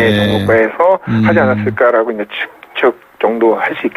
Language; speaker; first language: Korean; native; Korean